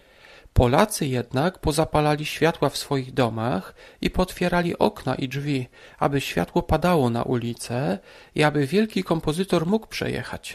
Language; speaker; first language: Polish; native; Polish